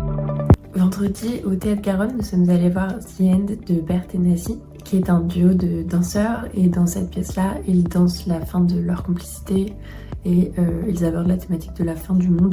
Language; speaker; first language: French; native; French